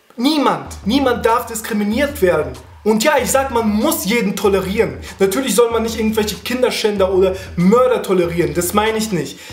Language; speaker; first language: German; early bilingual, other home language; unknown